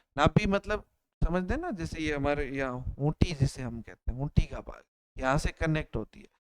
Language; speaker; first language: Hindi; native; Hindi